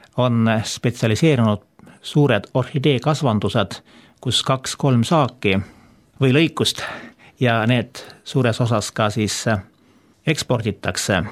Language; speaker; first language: Estonian; native; Estonian